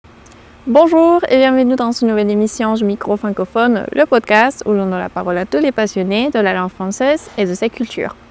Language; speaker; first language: French; non-native, fluent; Spanish